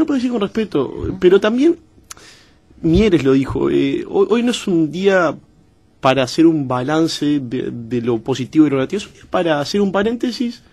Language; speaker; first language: Spanish; native; Spanish